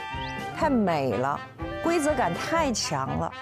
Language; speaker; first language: Chinese; native; Chinese